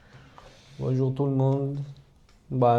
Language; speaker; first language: French; non-native, fluent; Georgian